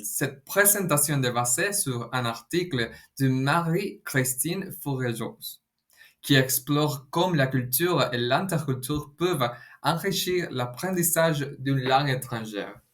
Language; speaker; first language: French; non-native, fluent; Spanish